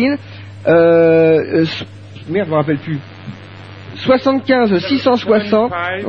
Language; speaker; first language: French; native; French